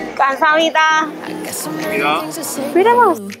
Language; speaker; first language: Korean; non-native, learner; Spanish